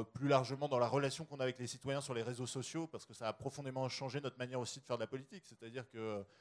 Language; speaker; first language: French; native; French